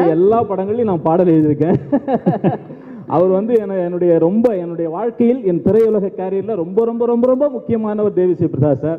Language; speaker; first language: Tamil; native; Tamil